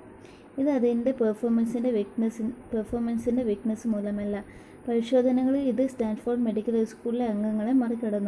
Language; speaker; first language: Malayalam; native; Malayalam